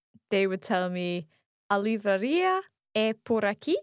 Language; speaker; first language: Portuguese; non-native, learner; English